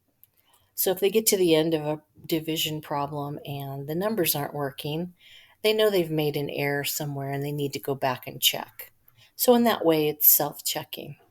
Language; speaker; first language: English; native; English